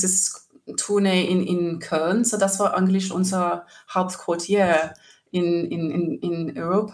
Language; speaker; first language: German; non-native, learner; English